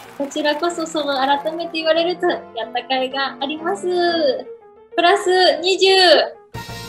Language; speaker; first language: Japanese; native; Japanese